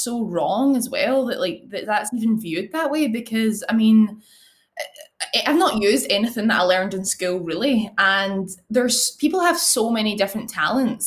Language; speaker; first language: English; native; English